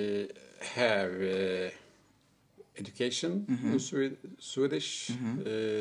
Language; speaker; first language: English; non-native, learner; Turkish